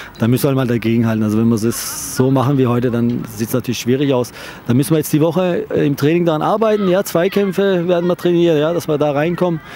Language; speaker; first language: German; early bilingual, other home language; Turkish